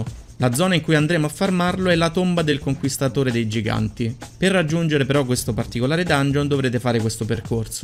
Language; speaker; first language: Italian; native; Italian